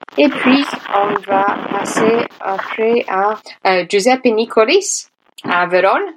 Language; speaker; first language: French; non-native, fluent; English